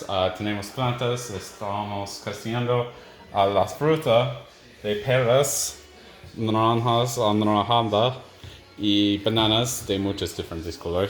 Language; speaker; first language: Spanish; non-native, learner; English